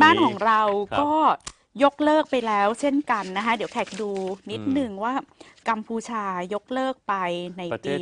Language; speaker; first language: Thai; native; Thai